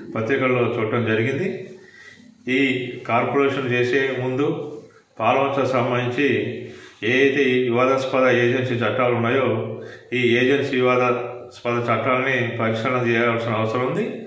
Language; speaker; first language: Telugu; native; Telugu